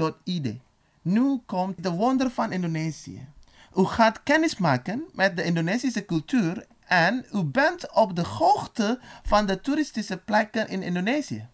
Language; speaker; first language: Dutch; non-native, learner; Indonesian